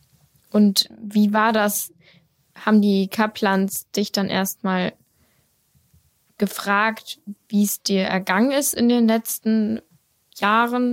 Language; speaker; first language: German; native; German